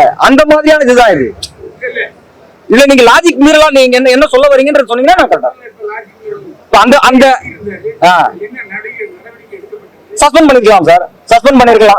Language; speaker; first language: Tamil; native; Tamil